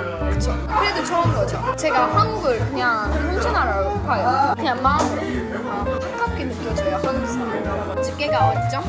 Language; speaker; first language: Korean; non-native, fluent; Turkish